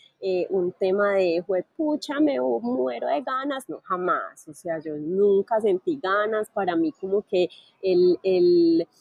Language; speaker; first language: Spanish; native; Spanish